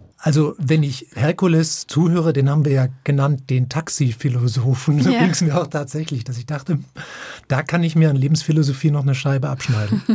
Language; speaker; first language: German; native; German